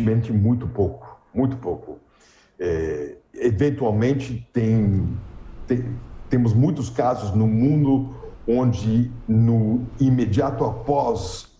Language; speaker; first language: Portuguese; non-native, fluent; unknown